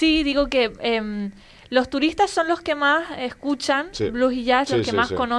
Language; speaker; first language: Spanish; native; Spanish